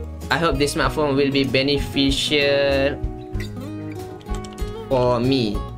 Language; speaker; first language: English; non-native, local second language; Malay